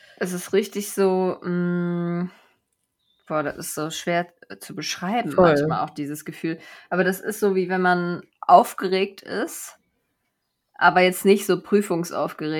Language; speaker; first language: German; native; German